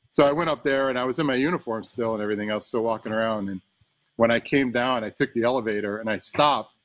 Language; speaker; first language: English; native; English